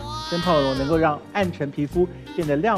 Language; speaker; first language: Chinese; native; Chinese